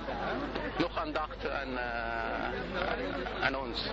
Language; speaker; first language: Dutch; non-native, learner; Arabic